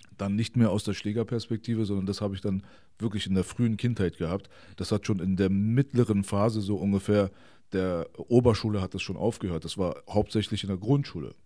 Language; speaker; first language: German; early bilingual, other home language; Persian